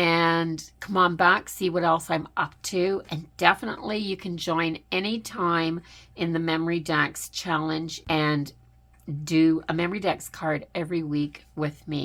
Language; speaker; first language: English; native; English